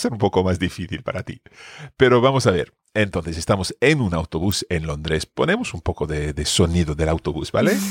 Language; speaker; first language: Spanish; non-native, fluent; English